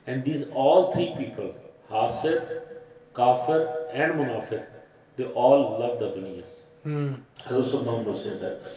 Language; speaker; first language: English; non-native, learner; Punjabi